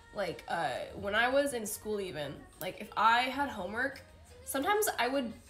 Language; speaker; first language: English; native; English